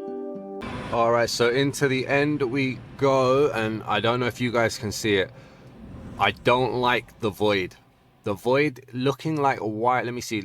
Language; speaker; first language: English; native; English